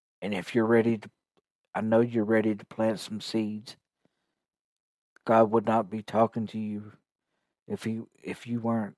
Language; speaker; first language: English; native; English